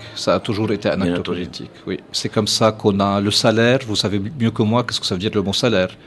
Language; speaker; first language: French; non-native, local second language; Arabic